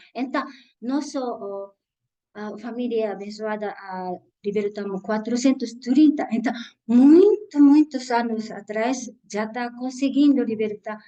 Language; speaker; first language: Portuguese; non-native, learner; Japanese